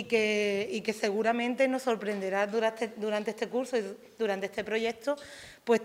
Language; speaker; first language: Spanish; native; Spanish